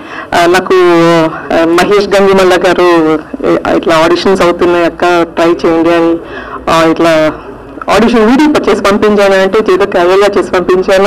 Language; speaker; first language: Telugu; native; Telugu